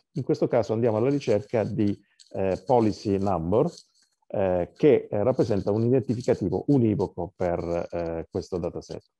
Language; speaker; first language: Italian; native; Italian